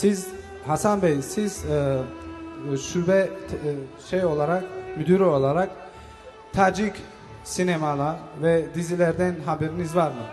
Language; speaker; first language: Turkish; non-native, fluent; Tajik